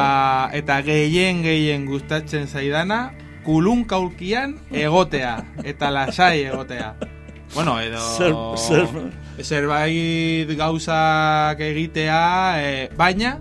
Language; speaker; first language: Basque; non-native, learner; Spanish